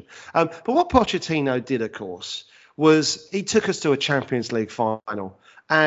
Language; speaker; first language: English; native; English